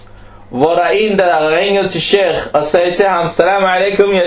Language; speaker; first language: Danish; non-native, fluent; Arabic